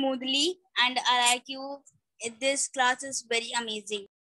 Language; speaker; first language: English; non-native, learner; Hindi